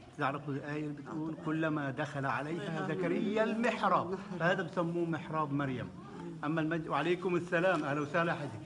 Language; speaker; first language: Arabic; native; Arabic